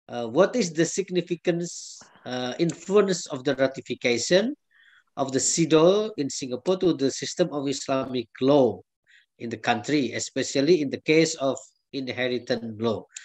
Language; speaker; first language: English; non-native, fluent; Indonesian